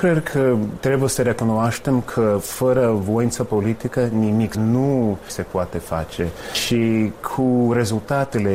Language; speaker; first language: Romanian; non-native, fluent; English